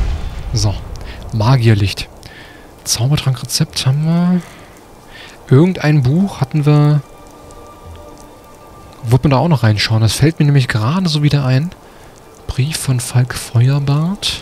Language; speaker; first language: German; native; German